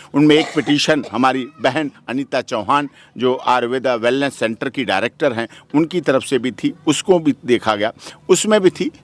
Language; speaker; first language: Hindi; native; Hindi